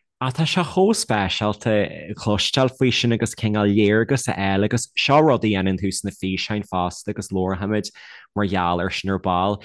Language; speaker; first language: Irish; native; Irish